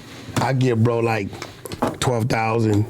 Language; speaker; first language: English; native; English